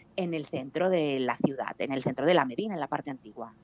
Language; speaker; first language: Spanish; native; Spanish